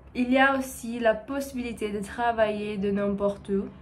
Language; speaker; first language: French; non-native, learner; Portuguese